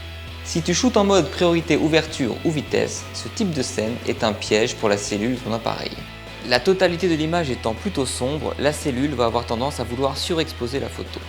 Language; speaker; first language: French; native; French